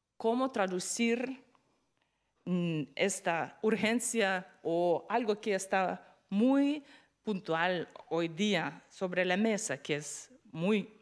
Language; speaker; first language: Spanish; non-native, fluent; Lithuanian